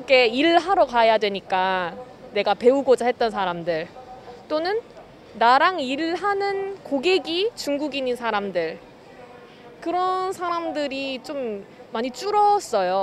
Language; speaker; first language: Korean; native; Korean